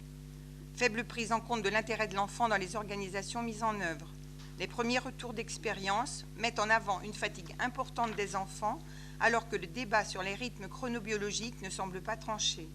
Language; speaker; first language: French; native; French